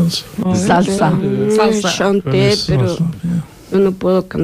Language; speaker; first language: French; non-native, learner; Spanish